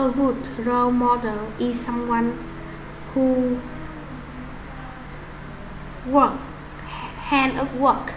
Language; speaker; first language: English; non-native, learner; Vietnamese